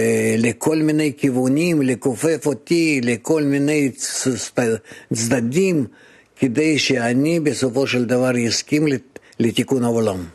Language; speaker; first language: Hebrew; non-native, fluent; Russian